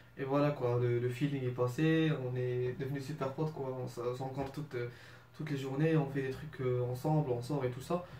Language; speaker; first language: French; non-native, local second language; Arabic